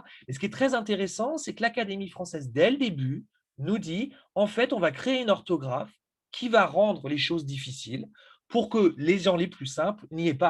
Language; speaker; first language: French; native; French